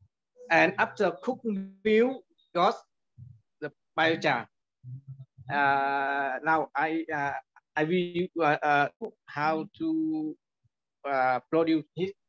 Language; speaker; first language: English; non-native, learner; Vietnamese